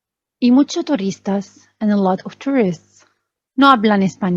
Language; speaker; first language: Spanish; non-native, fluent; Arabic